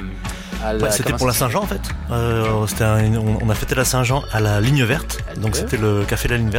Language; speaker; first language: French; native; French